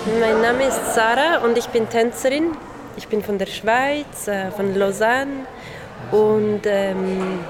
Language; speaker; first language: German; non-native, local second language; French